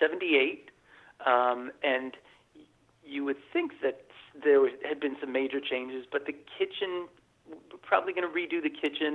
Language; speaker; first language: English; native; English